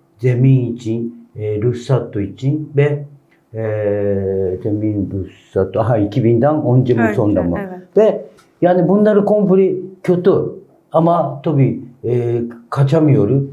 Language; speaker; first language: Turkish; non-native, learner; Japanese